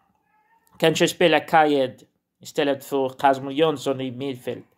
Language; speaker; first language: Swedish; non-native, learner; Portuguese